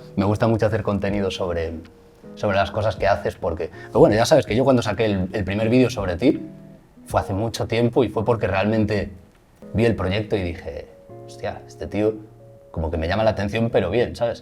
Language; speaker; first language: Spanish; native; Spanish